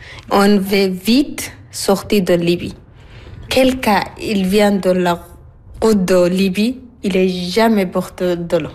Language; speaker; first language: French; non-native, learner; Arabic